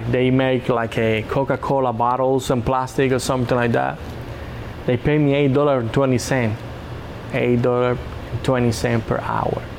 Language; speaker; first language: English; non-native, learner; Spanish